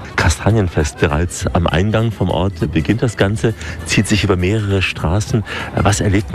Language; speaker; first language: German; native; German